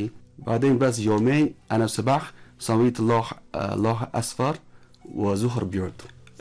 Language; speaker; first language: Arabic; non-native, learner; Chinese